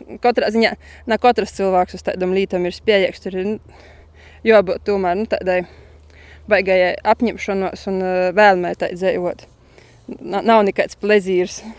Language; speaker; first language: Latvian; native; Latvian